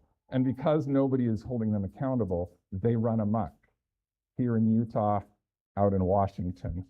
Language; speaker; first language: English; native; English